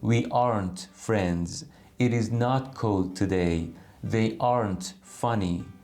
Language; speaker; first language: English; non-native, fluent; Persian